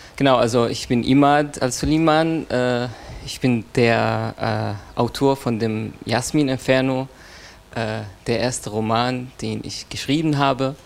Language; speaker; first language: German; non-native, fluent; Arabic